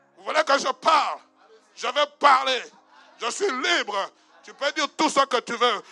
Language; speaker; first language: French; non-native, local second language; Lingala